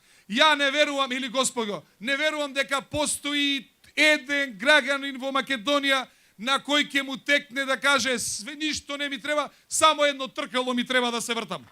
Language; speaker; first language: Macedonian; native; Macedonian